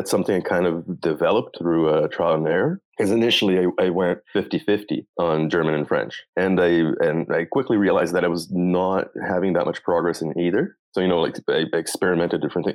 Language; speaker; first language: English; non-native, fluent; Portuguese